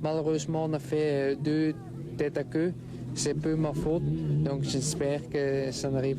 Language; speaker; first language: French; non-native, local second language; Dutch